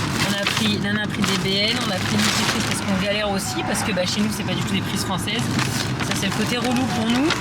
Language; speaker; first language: French; native; French